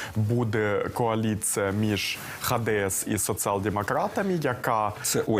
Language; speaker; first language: Ukrainian; non-native, local second language; Russian